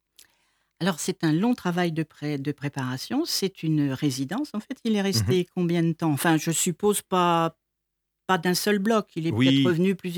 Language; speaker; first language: French; native; French